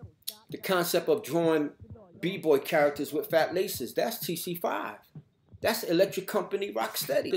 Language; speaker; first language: English; native; English